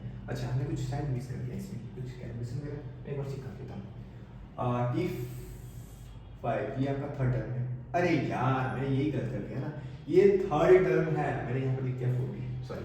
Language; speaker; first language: Hindi; native; Hindi